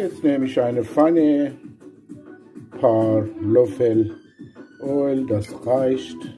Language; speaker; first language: German; non-native, learner; Persian